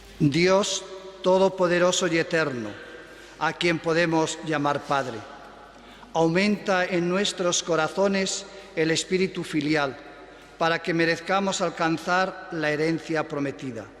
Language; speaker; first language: Spanish; native; Spanish